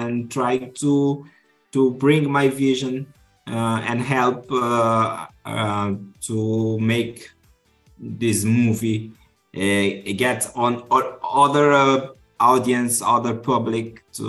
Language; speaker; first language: English; non-native, fluent; Kabuverdianu